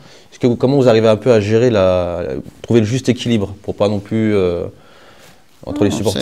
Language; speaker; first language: French; native; French